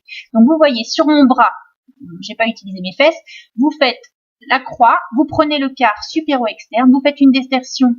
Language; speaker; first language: French; native; French